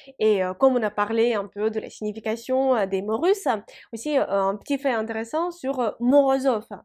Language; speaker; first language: French; non-native, fluent; Russian